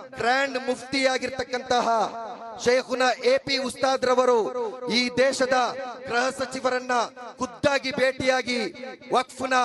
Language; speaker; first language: Kannada; non-native, local second language; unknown